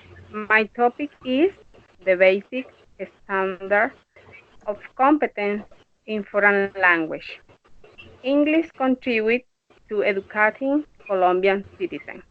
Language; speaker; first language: English; non-native, learner; Spanish